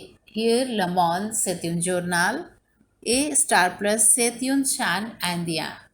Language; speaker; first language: French; non-native, learner; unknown